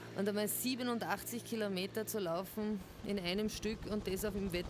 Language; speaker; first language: German; native; German